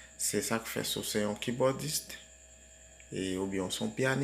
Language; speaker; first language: French; non-native, learner; Haitian Creole